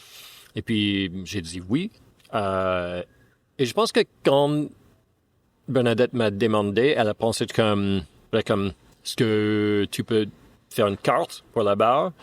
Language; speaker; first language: French; non-native, fluent; English